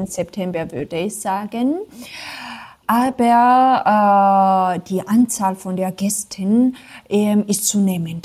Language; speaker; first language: German; non-native, fluent; Georgian